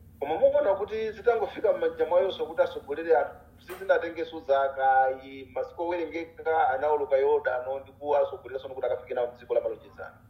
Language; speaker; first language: Nyanja; non-native, local second language; Tumbuka